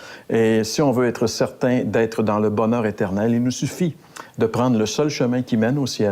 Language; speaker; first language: French; native; French